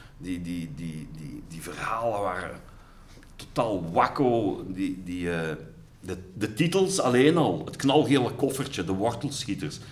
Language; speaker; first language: Dutch; native; Dutch